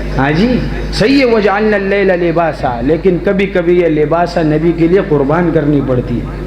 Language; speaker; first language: Urdu; non-native, local second language; Pashto